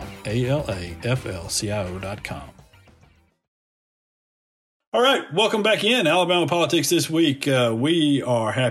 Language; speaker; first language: English; native; English